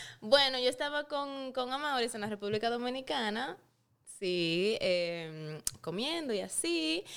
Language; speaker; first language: Spanish; native; Spanish